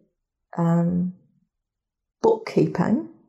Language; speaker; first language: English; native; English